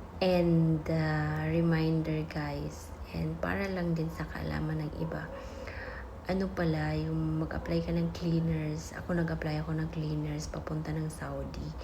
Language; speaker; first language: Filipino; non-native, local second language; Waray